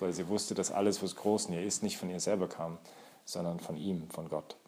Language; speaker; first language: German; native; German